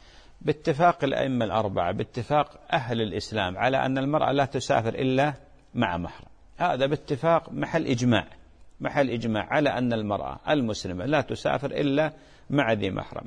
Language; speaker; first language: Arabic; native; Arabic